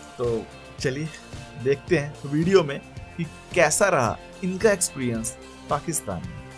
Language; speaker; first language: Hindi; native; Hindi